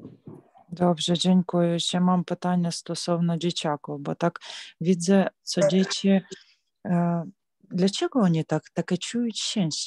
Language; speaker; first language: Polish; non-native, learner; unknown